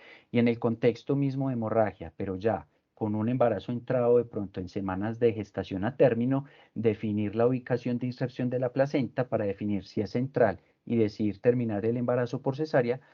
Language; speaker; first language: Spanish; native; Spanish